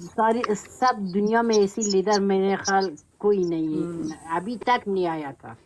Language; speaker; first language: Urdu; non-native, local second language; Persian